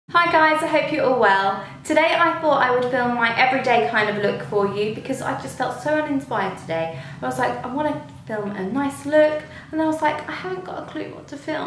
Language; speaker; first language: English; native; English